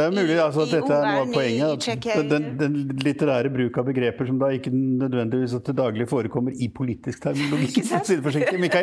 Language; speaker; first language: Norwegian; native; Norwegian